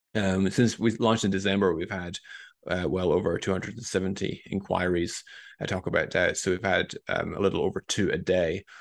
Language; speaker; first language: English; native; English